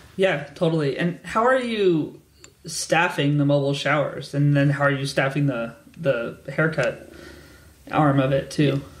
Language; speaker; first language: English; native; English